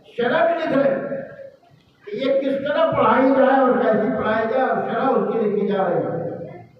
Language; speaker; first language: Urdu; native; Urdu